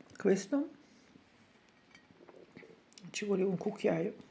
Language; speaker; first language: Italian; non-native, learner; Ukrainian